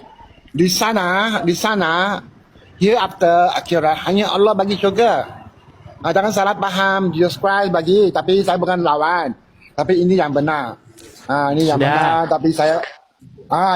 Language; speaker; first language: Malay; non-native, local second language; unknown